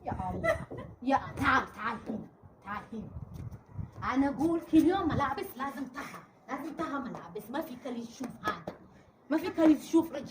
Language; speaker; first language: Arabic; non-native, learner; Amharic